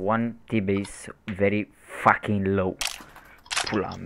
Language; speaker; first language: English; non-native, learner; Romanian